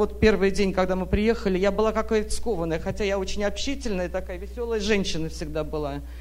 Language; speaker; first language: Russian; native; Russian